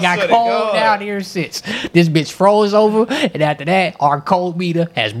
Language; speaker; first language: English; native; English